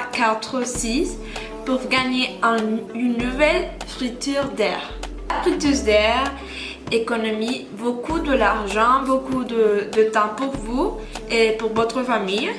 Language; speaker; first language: French; non-native, learner; Spanish